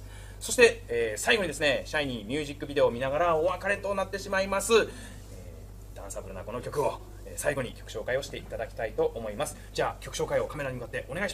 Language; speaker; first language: Japanese; native; Japanese